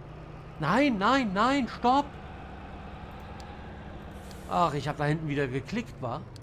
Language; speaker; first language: German; native; German